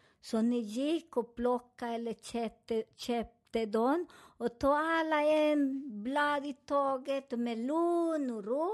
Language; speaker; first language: Swedish; non-native, learner; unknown